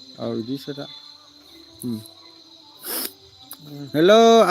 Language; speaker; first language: Hindi; non-native, local second language; Bodo